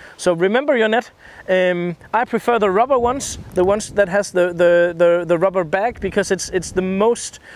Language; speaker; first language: English; non-native, fluent; Danish